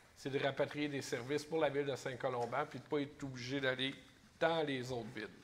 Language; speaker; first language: French; native; French